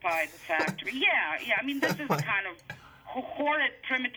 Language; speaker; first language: English; non-native, fluent; Bosnian